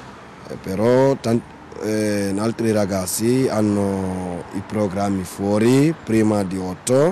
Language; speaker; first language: Italian; non-native, learner; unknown